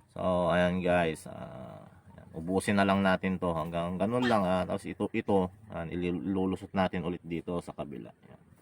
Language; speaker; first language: Filipino; non-native, local second language; Iloko